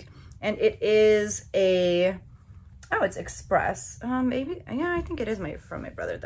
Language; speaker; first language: English; native; English